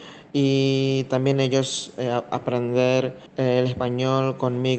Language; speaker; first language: Spanish; non-native, fluent; Indonesian